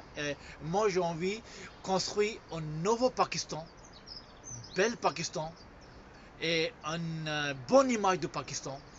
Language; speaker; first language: French; non-native, fluent; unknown